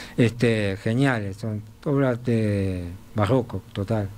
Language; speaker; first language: Spanish; native; Spanish